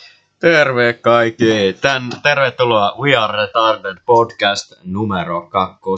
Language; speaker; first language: Finnish; native; Finnish